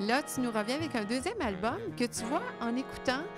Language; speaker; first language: French; native; French